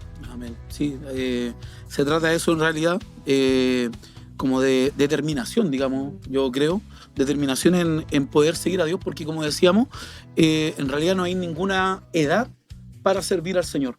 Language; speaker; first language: Spanish; native; Spanish